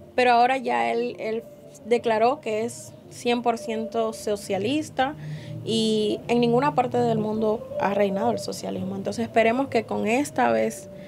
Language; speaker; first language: Spanish; native; Spanish